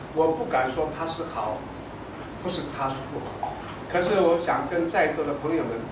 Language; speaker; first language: Chinese; non-native, local second language; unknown